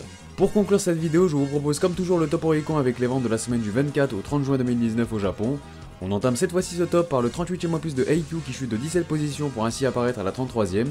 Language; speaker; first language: French; native; French